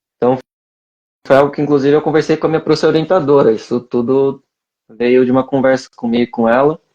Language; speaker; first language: Portuguese; native; Portuguese